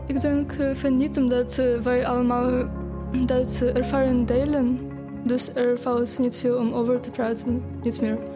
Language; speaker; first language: Dutch; non-native, fluent; Ukrainian